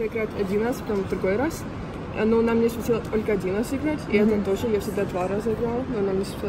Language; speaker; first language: Russian; early bilingual, heritage; Russian